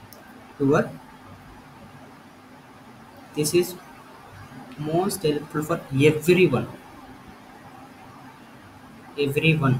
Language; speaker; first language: English; non-native, learner; Telugu